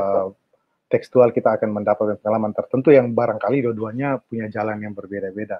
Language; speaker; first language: Indonesian; native; Indonesian